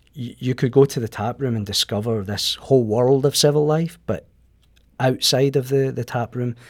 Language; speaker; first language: English; native; English